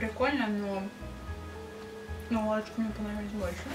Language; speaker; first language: Russian; native; Russian